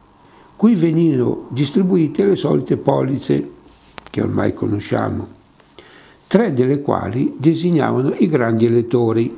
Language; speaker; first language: Italian; native; Italian